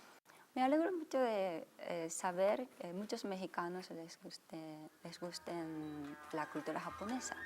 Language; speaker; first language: Spanish; non-native, fluent; Japanese